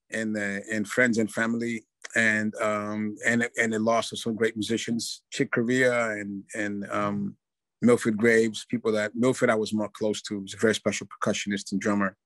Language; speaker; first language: English; native; English